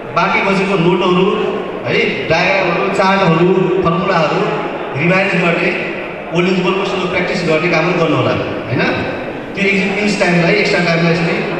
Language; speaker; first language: Nepali; native; Nepali